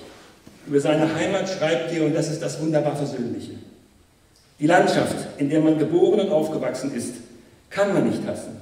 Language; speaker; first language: German; native; German